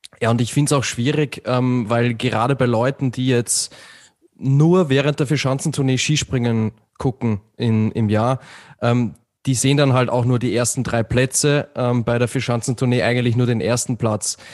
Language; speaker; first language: German; native; German